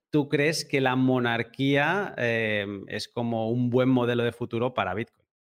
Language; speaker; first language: Spanish; native; Spanish